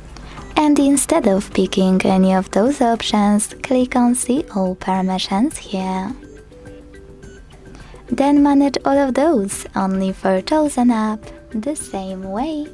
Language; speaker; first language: English; non-native, fluent; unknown